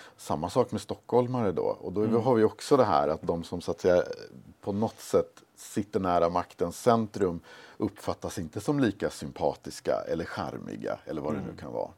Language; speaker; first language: Swedish; native; Swedish